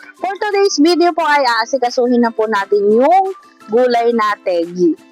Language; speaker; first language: Filipino; non-native, local second language; Iloko